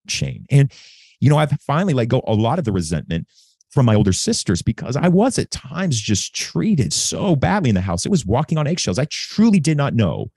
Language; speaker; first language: English; native; English